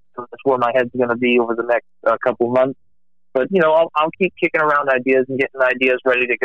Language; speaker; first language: English; native; English